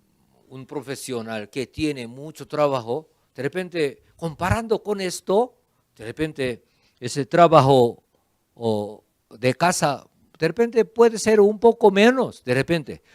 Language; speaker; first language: Spanish; non-native, fluent; Korean